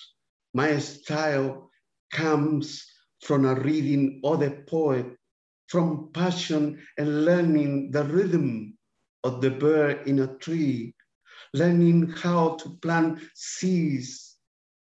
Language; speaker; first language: English; non-native, fluent; Spanish